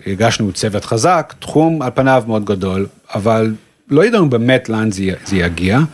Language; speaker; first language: Hebrew; non-native, fluent; English